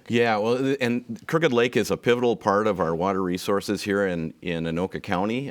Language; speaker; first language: English; native; English